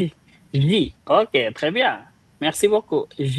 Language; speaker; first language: French; non-native, fluent; Indonesian